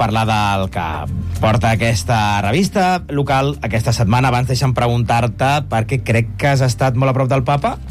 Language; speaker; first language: Catalan; native; Catalan